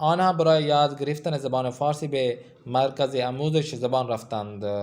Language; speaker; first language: Persian; non-native, fluent; Urdu